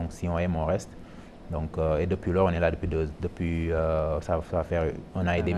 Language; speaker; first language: French; non-native, local second language; Wolof